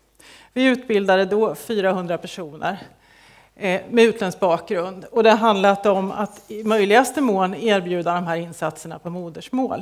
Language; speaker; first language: Swedish; native; Swedish